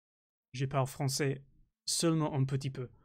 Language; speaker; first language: French; non-native, learner; English